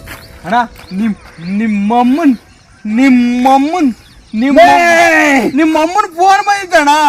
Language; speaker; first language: Kannada; native; Kannada